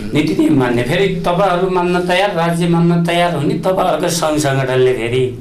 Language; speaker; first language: Nepali; native; Nepali